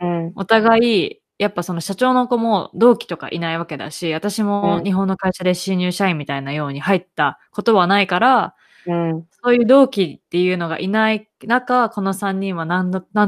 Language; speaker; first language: Japanese; native; Japanese